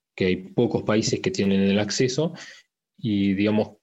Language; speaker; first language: Spanish; early bilingual, heritage; French